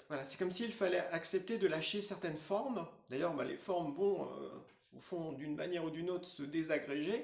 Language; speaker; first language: French; native; French